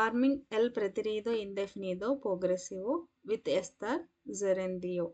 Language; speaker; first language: Spanish; non-native, fluent; Telugu